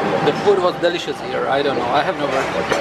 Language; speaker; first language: English; non-native, fluent; Czech